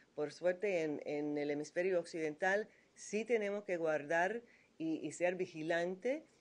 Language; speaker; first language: Spanish; non-native, fluent; English